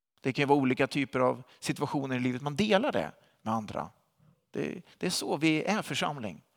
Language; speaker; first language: Swedish; native; Swedish